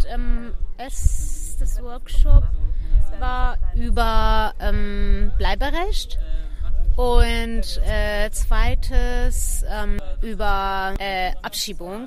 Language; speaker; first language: German; non-native, fluent; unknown